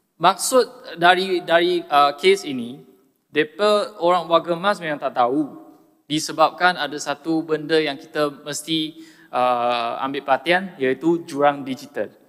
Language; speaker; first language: Malay; non-native, local second language; Chinese